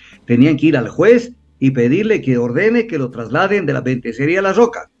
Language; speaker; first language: Spanish; native; Spanish